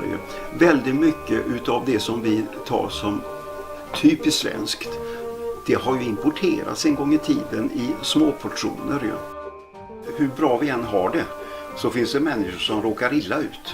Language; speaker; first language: Swedish; native; Swedish